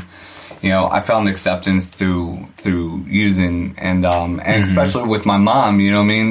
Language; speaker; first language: English; native; English